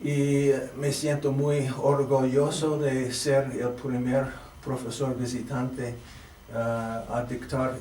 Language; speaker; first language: Spanish; non-native, fluent; English